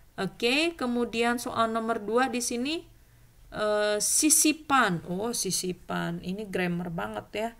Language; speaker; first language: Indonesian; native; Indonesian